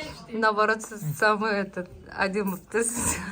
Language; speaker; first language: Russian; non-native, local second language; Kazakh